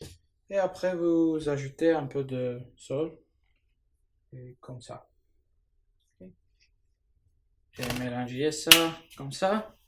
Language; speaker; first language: French; non-native, learner; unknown